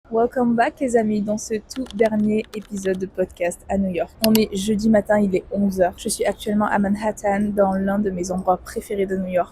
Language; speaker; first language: French; native; French